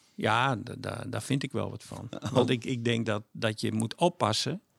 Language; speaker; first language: Dutch; native; Dutch